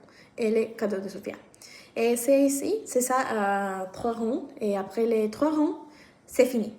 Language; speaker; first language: French; non-native, learner; Spanish